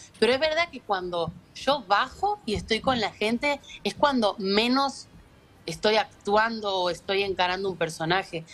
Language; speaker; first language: Spanish; native; Spanish